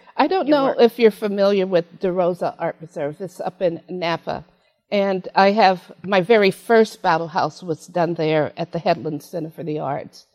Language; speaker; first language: English; native; English